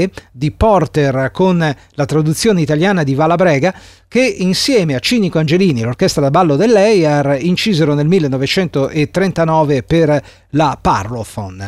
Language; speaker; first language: Italian; native; Italian